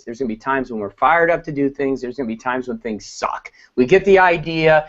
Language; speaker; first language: English; native; English